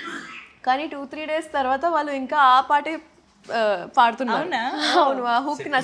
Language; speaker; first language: Telugu; non-native, local second language; Urdu